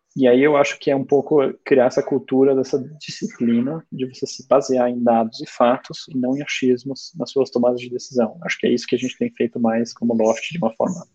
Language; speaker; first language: Portuguese; early bilingual, other home language; German